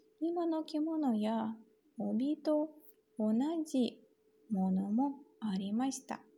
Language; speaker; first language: Japanese; non-native, fluent; Russian